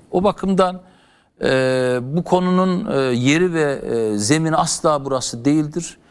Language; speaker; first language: Turkish; native; Turkish